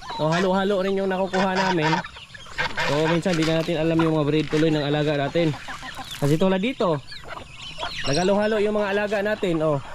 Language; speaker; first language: Filipino; non-native, local second language; Cebuano